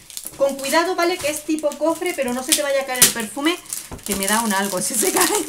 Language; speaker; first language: Spanish; native; Spanish